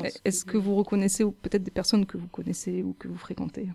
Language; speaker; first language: French; native; French